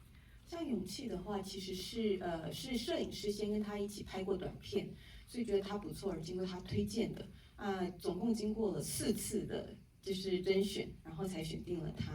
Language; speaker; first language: Chinese; native; Chinese